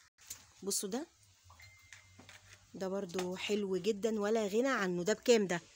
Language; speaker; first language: Arabic; native; Arabic